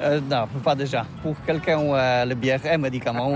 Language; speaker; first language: French; non-native, learner; Polish